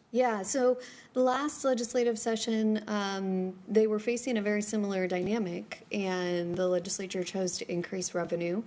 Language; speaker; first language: English; native; English